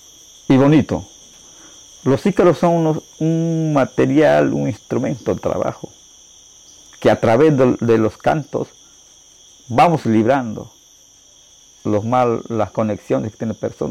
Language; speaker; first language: Spanish; non-native, local second language; Shipibo-Conibo